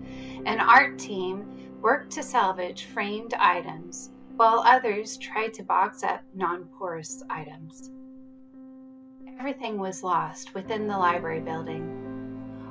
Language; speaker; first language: English; native; English